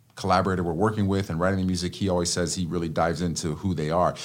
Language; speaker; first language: English; native; English